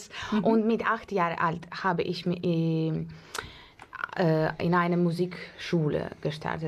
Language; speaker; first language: German; non-native, learner; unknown